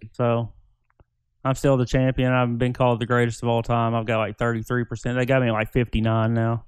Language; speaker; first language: English; native; English